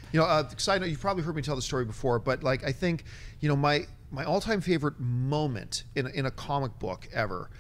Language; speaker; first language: English; native; English